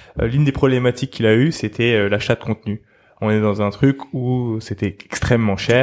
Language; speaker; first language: French; native; French